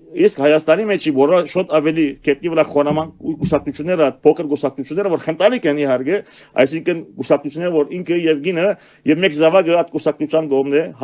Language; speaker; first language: Armenian; early bilingual, heritage; Armenian